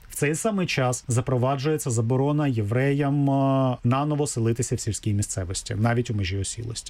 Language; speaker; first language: Ukrainian; native; Ukrainian